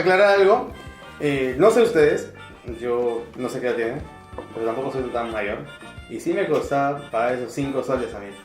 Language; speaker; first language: Spanish; native; Spanish